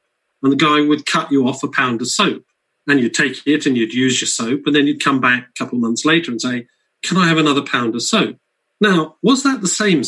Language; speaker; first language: English; native; English